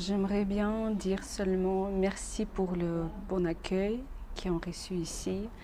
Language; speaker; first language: French; non-native, learner; Russian